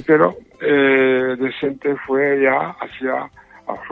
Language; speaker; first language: Spanish; non-native, fluent; Japanese